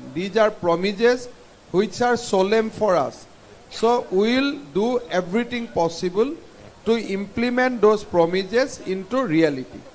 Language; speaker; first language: English; non-native, local second language; Assamese